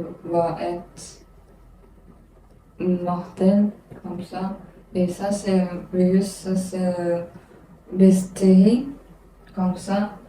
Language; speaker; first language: French; non-native, learner; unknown